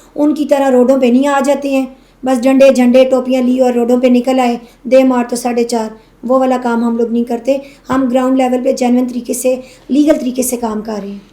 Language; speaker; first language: Urdu; non-native, local second language; Northern Hindko